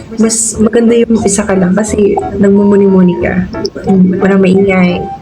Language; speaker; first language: Filipino; native; Filipino